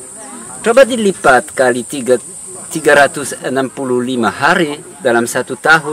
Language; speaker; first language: Indonesian; non-native, learner; French